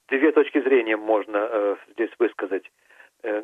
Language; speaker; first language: Russian; native; Russian